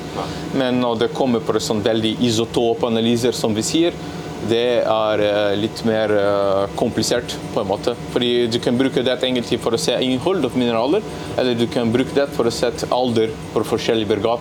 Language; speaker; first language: Norwegian; non-native, learner; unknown